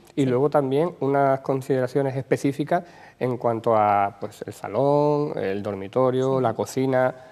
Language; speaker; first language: Spanish; native; Spanish